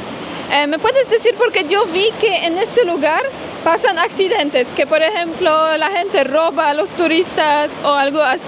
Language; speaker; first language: Spanish; non-native, fluent; Polish